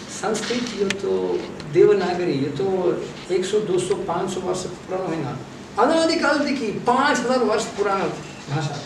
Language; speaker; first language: Nepali; non-native, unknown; Russian